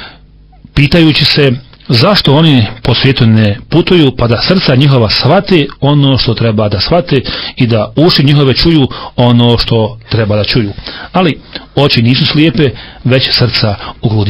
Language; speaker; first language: Serbian; native; Serbian